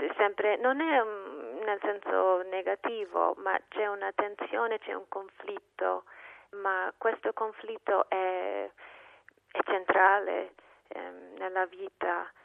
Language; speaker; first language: Italian; non-native, fluent; English